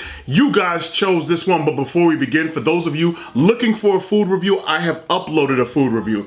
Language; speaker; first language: English; native; English